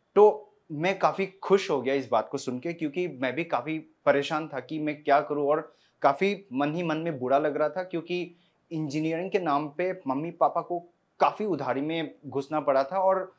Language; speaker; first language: Hindi; non-native, local second language; Assamese